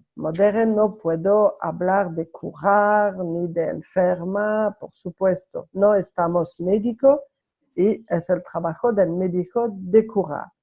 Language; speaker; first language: Spanish; non-native, learner; French